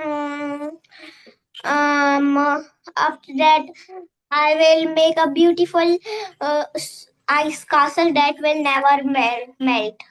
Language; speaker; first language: English; non-native, fluent; Hindi